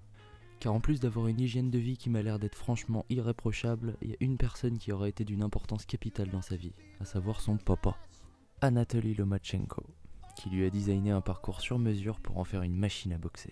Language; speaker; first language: French; native; French